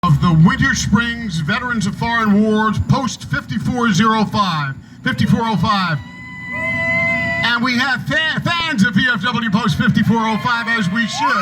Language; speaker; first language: English; native; English